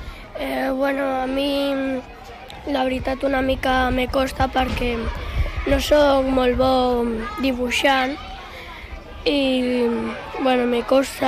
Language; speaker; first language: Catalan; non-native, local second language; Spanish